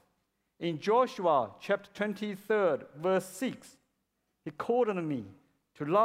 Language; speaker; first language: English; non-native, fluent; Chinese